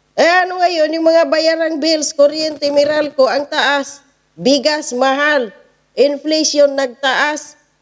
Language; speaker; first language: Filipino; native; Filipino